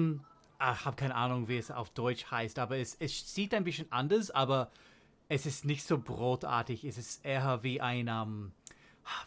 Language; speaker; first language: German; non-native, learner; English